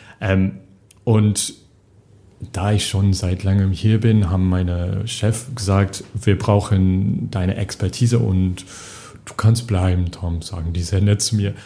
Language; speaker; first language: German; non-native, fluent; English